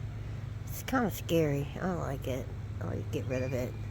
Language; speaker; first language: English; native; English